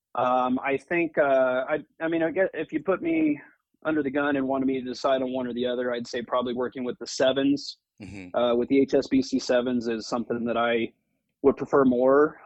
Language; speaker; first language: English; native; English